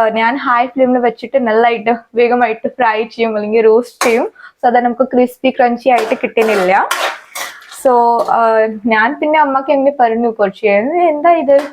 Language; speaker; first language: Malayalam; non-native, learner; Kannada